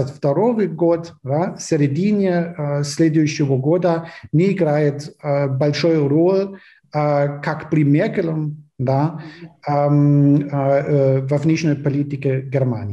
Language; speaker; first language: Russian; non-native, fluent; German